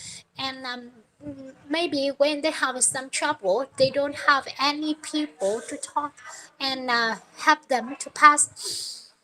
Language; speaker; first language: English; non-native, learner; Vietnamese